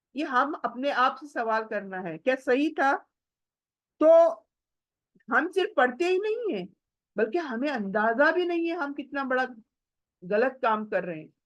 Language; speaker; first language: Urdu; native; Urdu